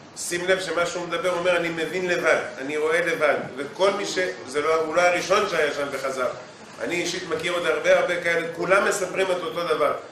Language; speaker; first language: Hebrew; native; Hebrew